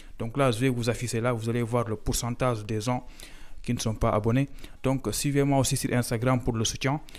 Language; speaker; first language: French; non-native, local second language; Fula